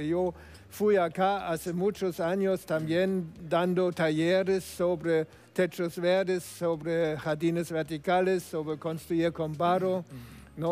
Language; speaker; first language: Spanish; non-native, fluent; German